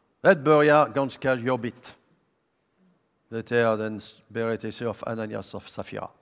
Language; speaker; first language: Swedish; non-native, learner; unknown